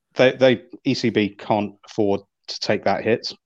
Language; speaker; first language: English; native; English